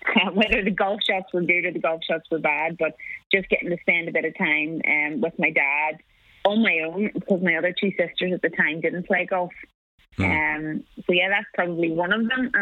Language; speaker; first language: English; native; English